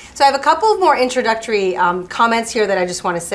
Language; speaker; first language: English; early bilingual, other home language; French